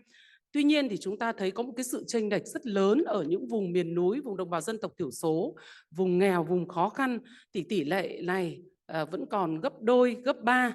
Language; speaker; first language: Vietnamese; native; Vietnamese